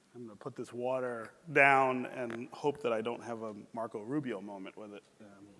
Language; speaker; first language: English; native; English